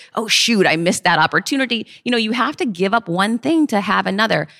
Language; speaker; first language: English; native; English